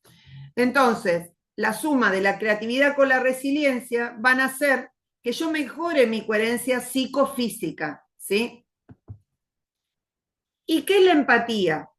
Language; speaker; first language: Spanish; native; Spanish